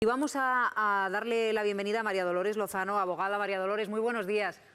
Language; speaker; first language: Spanish; native; Spanish